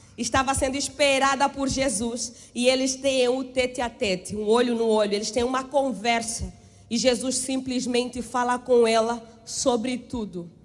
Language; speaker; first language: Portuguese; native; Portuguese